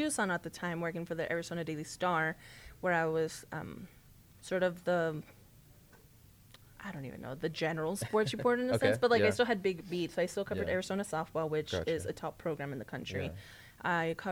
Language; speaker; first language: English; early bilingual, other home language; Spanish